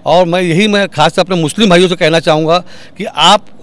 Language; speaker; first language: Hindi; non-native, local second language; Urdu